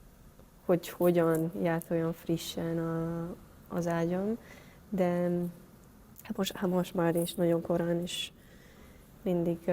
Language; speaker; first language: Hungarian; non-native, learner; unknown